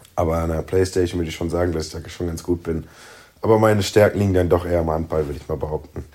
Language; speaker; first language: German; native; German